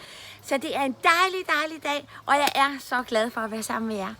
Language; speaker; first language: Danish; native; Danish